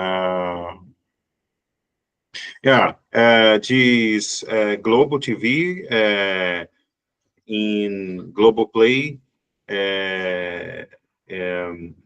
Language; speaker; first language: English; non-native, learner; Portuguese